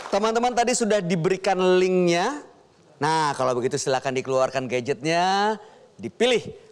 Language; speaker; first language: Indonesian; native; Indonesian